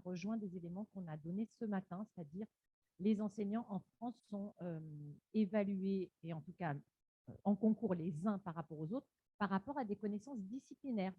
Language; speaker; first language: French; native; French